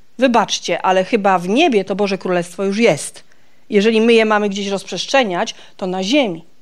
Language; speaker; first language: Polish; native; Polish